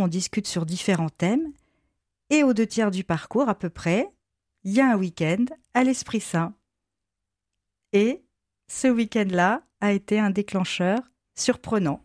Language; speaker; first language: French; native; French